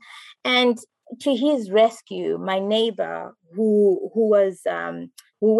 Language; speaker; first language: English; non-native, local second language; Shona